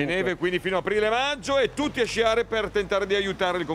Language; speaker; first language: Italian; native; Italian